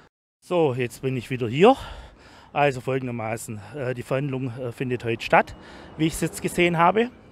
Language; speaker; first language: German; native; German